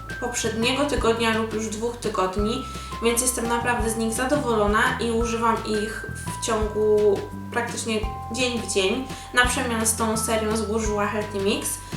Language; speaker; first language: Polish; native; Polish